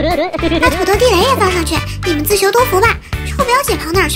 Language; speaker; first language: Chinese; native; Chinese